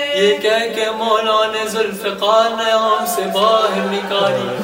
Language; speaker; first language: Urdu; native; Urdu